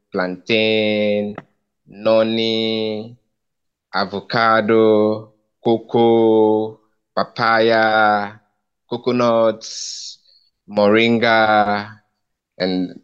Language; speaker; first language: English; non-native, local second language; Ewe